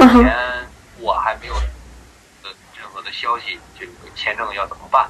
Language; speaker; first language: Chinese; native; Chinese